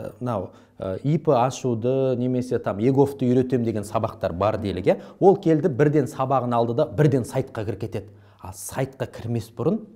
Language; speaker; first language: Kazakh; native; Kazakh